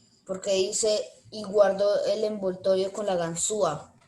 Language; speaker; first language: Spanish; native; Spanish